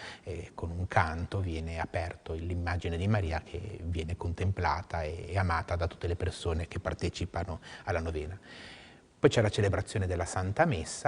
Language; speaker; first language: Italian; native; Italian